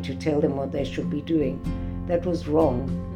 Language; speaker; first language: English; native; English